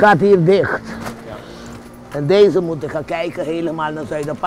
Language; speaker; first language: Dutch; non-native, fluent; Papiamento